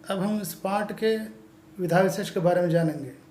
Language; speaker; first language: Hindi; non-native, local second language; Telugu